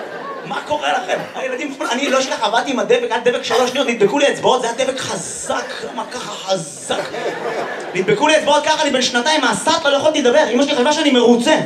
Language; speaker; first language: Hebrew; native; Hebrew